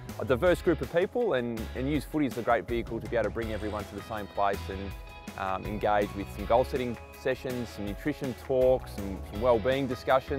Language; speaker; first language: English; native; English